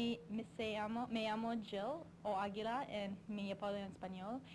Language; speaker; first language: Spanish; non-native, learner; English